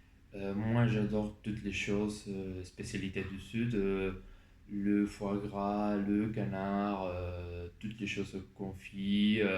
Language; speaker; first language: French; non-native, learner; Spanish